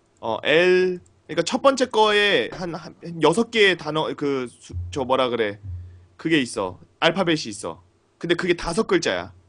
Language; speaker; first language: Korean; native; Korean